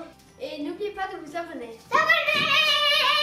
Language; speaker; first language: French; native; French